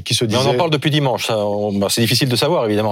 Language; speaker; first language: French; native; French